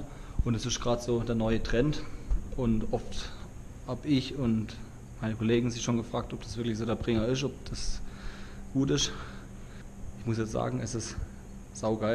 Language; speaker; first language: German; native; German